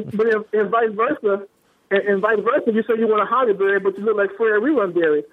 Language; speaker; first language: English; native; English